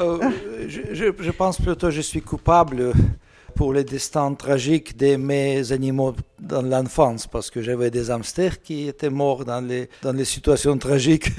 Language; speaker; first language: French; non-native, learner; Russian